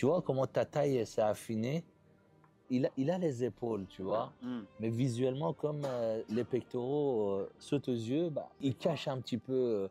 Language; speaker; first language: French; native; French